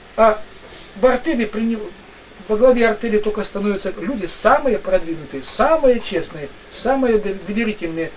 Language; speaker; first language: Russian; native; Russian